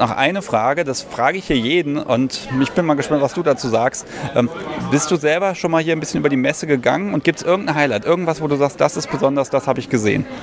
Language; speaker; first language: German; native; German